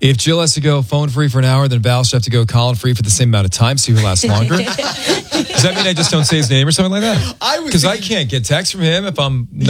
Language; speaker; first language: English; native; English